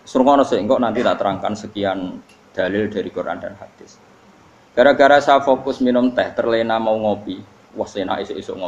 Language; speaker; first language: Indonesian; non-native, local second language; Javanese